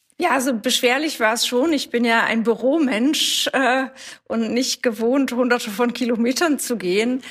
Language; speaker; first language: German; native; German